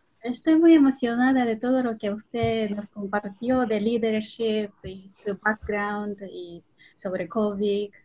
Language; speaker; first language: Spanish; non-native, learner; Japanese